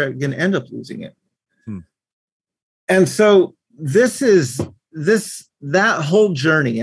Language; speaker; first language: English; native; English